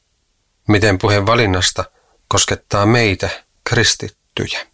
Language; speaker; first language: Finnish; native; Finnish